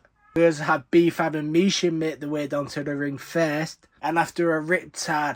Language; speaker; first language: English; native; English